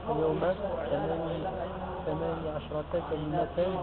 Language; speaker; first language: Arabic; non-native, learner; French